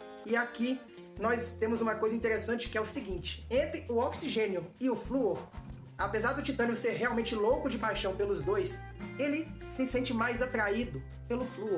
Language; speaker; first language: Portuguese; native; Portuguese